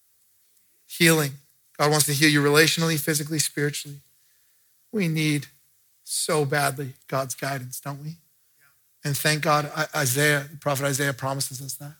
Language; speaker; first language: English; native; English